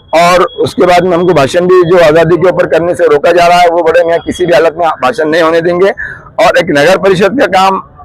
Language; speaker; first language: Hindi; non-native, local second language; Urdu